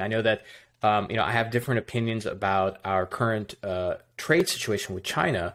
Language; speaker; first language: English; native; English